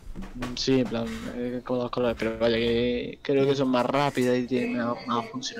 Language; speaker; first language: Spanish; native; Spanish